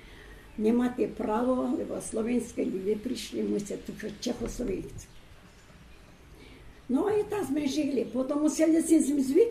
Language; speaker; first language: Slovak; early bilingual, heritage; Slovak